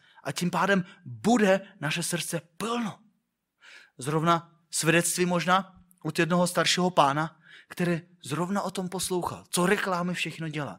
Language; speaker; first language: Czech; non-native, fluent; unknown